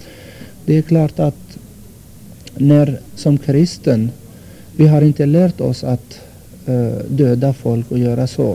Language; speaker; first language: Swedish; non-native, fluent; Armenian